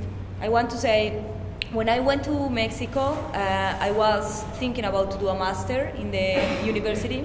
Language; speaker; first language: English; non-native, learner; Spanish